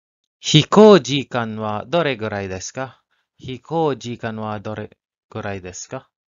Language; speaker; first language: Japanese; non-native, learner; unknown